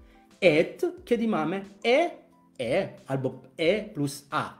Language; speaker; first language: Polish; non-native, fluent; Italian